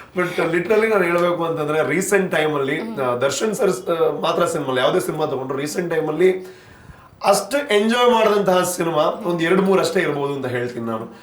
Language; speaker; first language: Kannada; non-native, local second language; Tulu